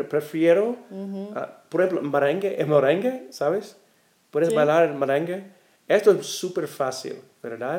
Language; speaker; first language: Spanish; non-native, learner; English